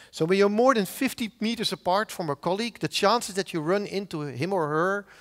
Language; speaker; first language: English; non-native, fluent; Dutch